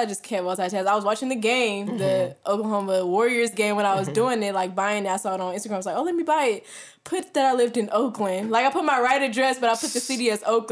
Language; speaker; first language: English; native; English